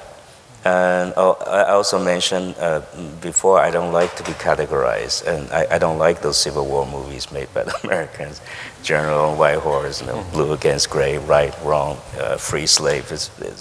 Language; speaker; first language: English; non-native, fluent; Chinese